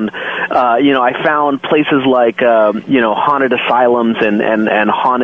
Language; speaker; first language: English; native; English